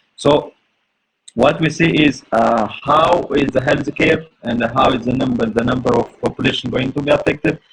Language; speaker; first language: English; non-native, local second language; Amharic